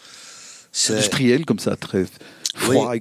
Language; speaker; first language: French; native; French